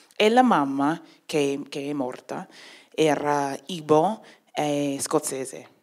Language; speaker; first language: Italian; non-native, fluent; English